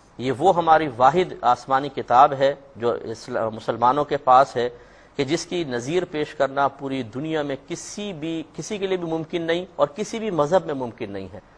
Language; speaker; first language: Urdu; native; Urdu